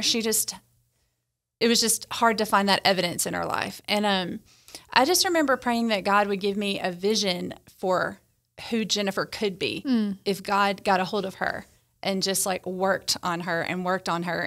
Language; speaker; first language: English; native; English